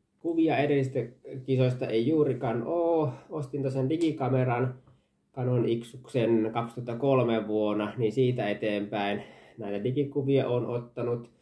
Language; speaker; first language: Finnish; early bilingual, heritage; Finnish